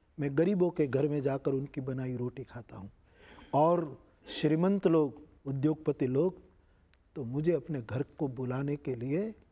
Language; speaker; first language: Hindi; non-native, local second language; Gujarati